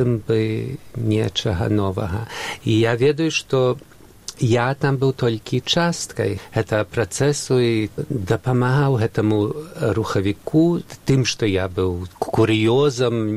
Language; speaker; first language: Belarusian; early bilingual, heritage; Belarusian